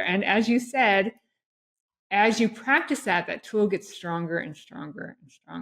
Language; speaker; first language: English; native; English